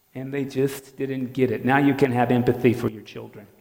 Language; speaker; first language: English; native; English